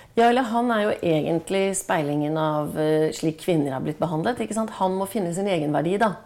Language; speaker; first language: Norwegian; native; Norwegian